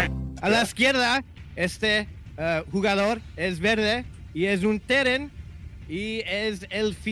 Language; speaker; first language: Spanish; non-native, learner; English